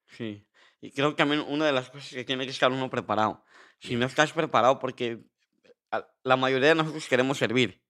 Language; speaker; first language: Spanish; early bilingual, heritage; Spanish